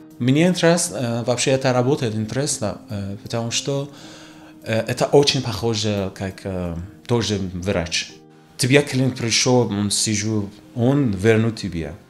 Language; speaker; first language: Russian; non-native, learner; Persian